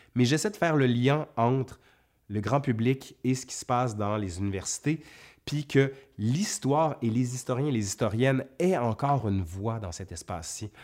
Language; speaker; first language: French; native; French